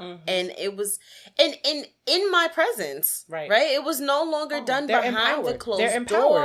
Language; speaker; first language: English; native; English